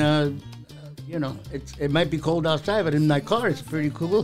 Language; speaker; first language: English; early bilingual, other home language; Spanish